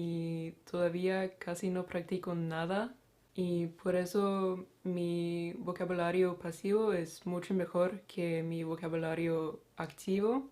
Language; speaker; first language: Spanish; non-native, fluent; Swedish